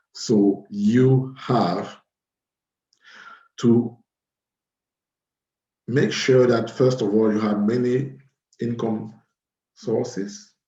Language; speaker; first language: English; non-native, fluent; French